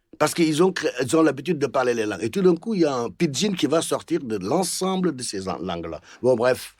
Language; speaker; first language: French; non-native, local second language; Wolof